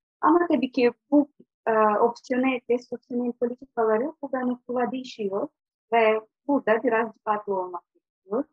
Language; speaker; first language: Turkish; non-native, fluent; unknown